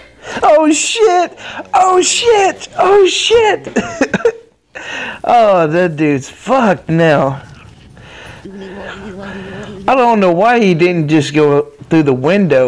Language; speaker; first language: English; native; English